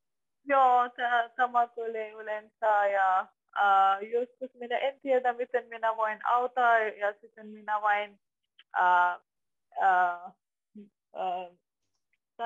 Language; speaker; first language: Finnish; non-native, learner; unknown